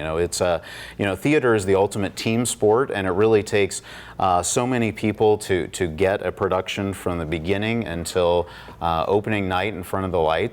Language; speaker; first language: English; native; English